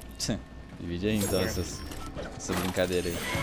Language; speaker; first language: Portuguese; native; Portuguese